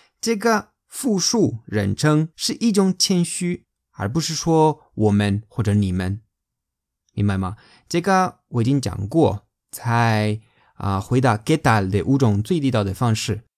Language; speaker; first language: Chinese; non-native, fluent; Spanish